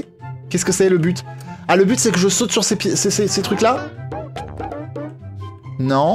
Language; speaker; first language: French; native; French